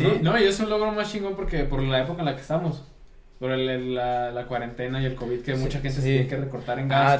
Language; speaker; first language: Spanish; native; Spanish